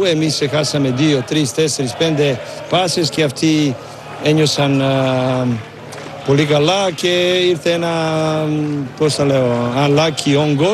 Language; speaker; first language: Greek; non-native, learner; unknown